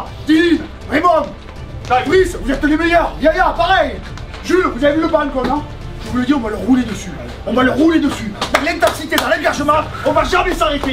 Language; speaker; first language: French; native; French